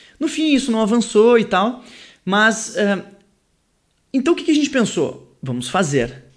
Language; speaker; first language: Portuguese; early bilingual, other home language; French